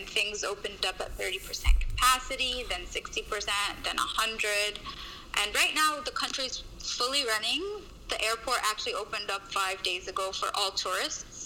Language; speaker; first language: English; native; English